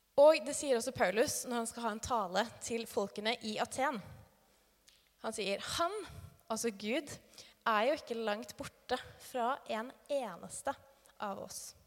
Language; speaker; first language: Norwegian; native; Norwegian